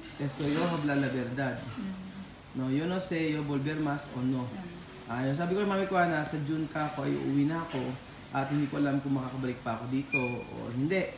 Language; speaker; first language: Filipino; native; Filipino